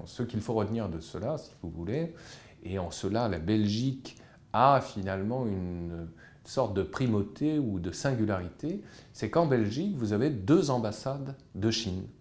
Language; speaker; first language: French; native; French